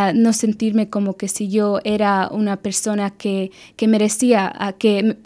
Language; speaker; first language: Spanish; early bilingual, heritage; Spanish